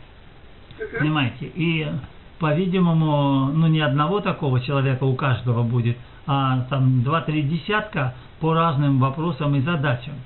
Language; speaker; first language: Russian; native; Russian